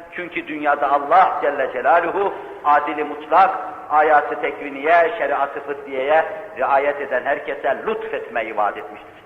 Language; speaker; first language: Turkish; native; Turkish